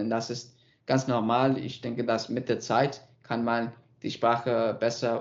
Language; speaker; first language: German; non-native, learner; English